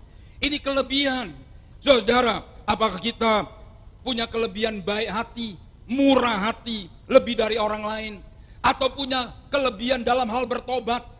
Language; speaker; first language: Indonesian; non-native, local second language; Javanese